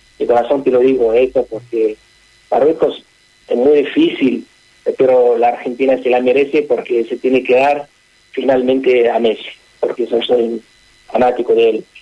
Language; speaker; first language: Spanish; non-native, fluent; Arabic